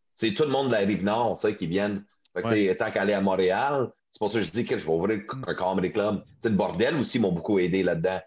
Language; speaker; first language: French; non-native, local second language; English